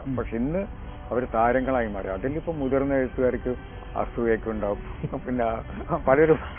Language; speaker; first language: Malayalam; native; Malayalam